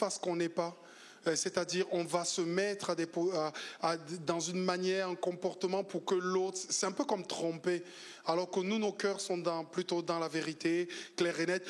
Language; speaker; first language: French; native; French